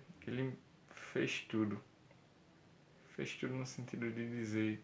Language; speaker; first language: Portuguese; native; Portuguese